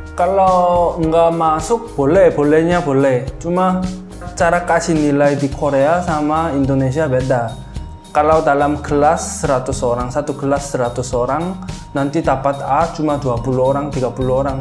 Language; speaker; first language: Indonesian; non-native, fluent; Korean